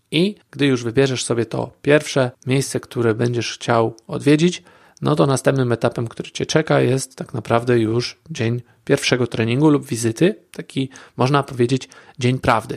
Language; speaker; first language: Polish; native; Polish